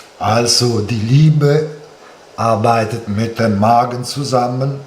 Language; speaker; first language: German; non-native, fluent; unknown